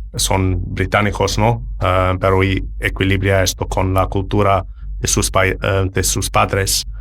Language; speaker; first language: Spanish; non-native, learner; English